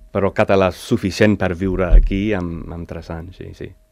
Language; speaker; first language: Catalan; non-native, learner; English